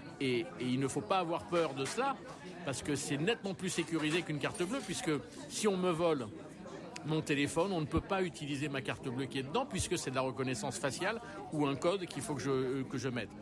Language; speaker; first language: French; native; French